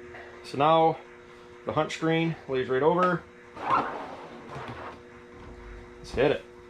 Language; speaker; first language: English; native; English